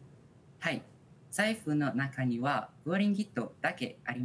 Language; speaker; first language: Japanese; non-native, learner; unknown